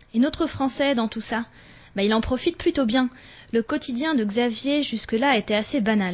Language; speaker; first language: French; native; French